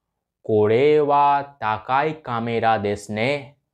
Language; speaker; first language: Japanese; non-native, fluent; Hindi